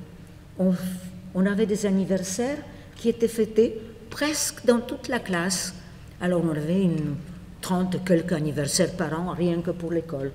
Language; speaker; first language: French; non-native, fluent; Polish